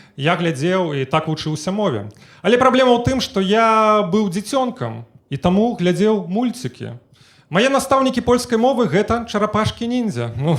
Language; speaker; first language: Belarusian; native; Belarusian